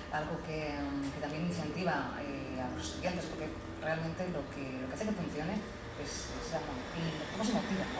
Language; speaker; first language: Spanish; native; Spanish